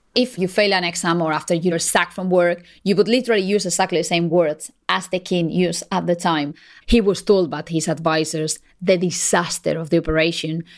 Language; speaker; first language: English; non-native, fluent; Spanish